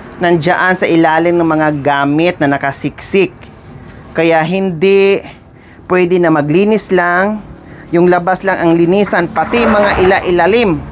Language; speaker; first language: Filipino; non-native, local second language; Cebuano